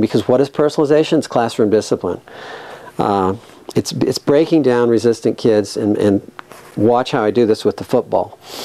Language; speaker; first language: English; native; English